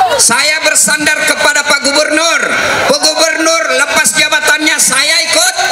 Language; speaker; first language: Indonesian; native; Indonesian